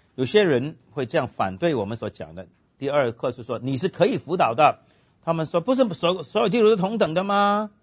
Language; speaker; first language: Chinese; non-native, local second language; Cantonese